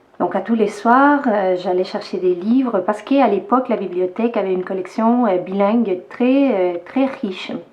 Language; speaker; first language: French; non-native, fluent; Spanish